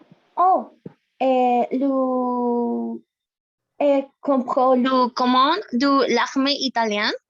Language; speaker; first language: French; non-native, learner; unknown